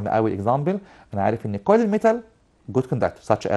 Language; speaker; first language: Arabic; native; Arabic